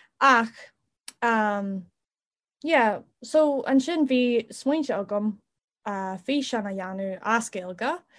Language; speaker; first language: Irish; non-native, local second language; English